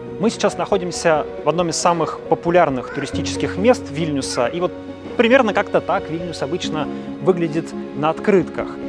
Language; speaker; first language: Russian; native; Russian